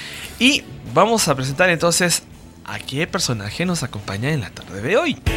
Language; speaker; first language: Spanish; native; Spanish